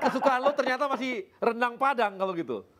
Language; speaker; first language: Indonesian; native; Indonesian